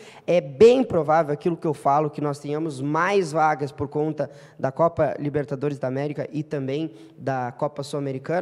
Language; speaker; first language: Portuguese; native; Portuguese